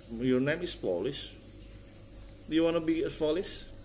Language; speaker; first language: English; non-native, learner; Indonesian